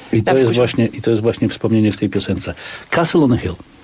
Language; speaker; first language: Polish; native; Polish